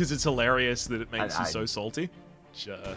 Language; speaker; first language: English; native; English